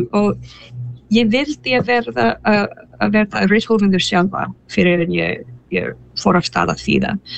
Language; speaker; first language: Icelandic; non-native, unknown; English